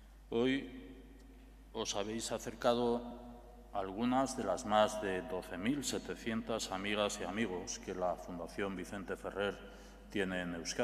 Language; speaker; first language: Spanish; native; Spanish